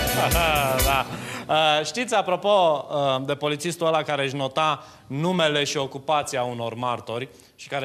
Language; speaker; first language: Romanian; native; Romanian